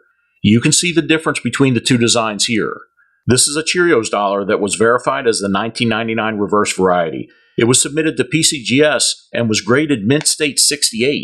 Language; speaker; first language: English; native; English